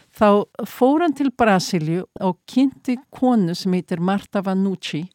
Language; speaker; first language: Icelandic; early bilingual, heritage; Icelandic